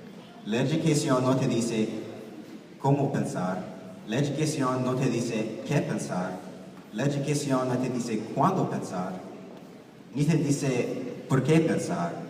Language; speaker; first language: Spanish; non-native, learner; English